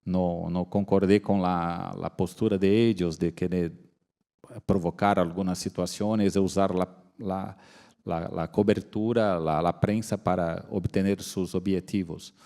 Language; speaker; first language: Spanish; non-native, fluent; Portuguese